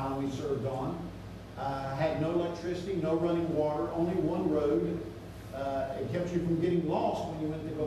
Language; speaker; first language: English; native; English